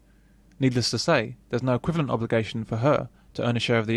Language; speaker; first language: English; native; English